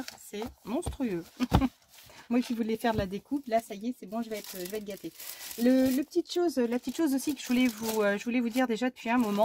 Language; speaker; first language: French; native; French